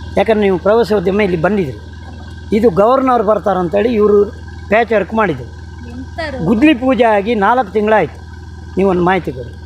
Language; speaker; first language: Kannada; non-native, local second language; Tulu